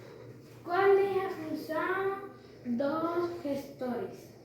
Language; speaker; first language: Portuguese; non-native, learner; Spanish